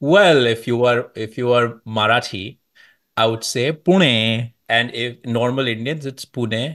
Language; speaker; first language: English; non-native, local second language; Marathi